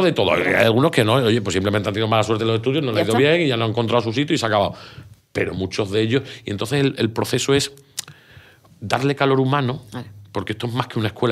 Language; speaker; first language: Spanish; native; Spanish